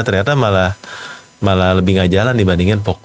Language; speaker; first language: Indonesian; native; Indonesian